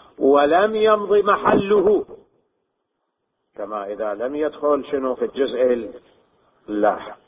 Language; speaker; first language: Arabic; native; Arabic